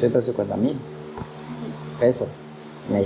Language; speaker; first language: Spanish; non-native, fluent; Portuguese